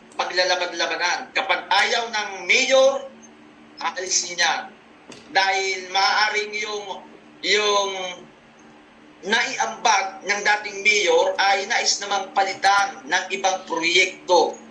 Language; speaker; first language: Filipino; non-native, local second language; Bikol